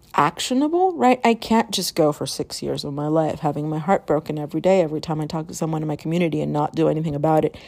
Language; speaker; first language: English; early bilingual, other home language; Spanish